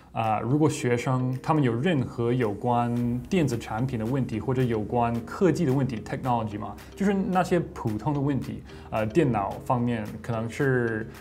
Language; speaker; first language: Chinese; non-native, fluent; English